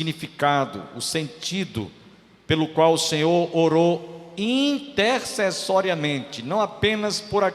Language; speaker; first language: Portuguese; native; Portuguese